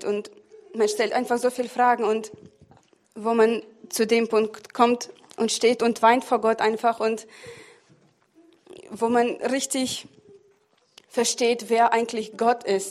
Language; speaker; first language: German; non-native, fluent; Russian